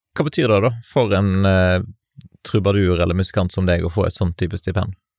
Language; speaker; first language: Norwegian; native; Norwegian